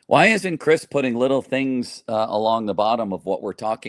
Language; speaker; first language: English; native; English